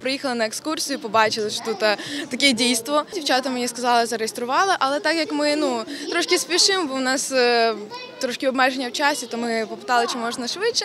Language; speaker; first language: Ukrainian; native; Ukrainian